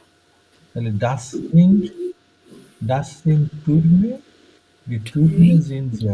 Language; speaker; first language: German; non-native, fluent; Bangla